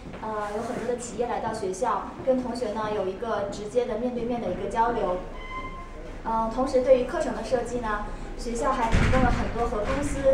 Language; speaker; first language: Chinese; native; Chinese